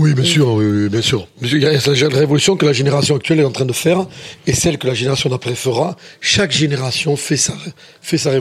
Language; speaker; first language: French; native; French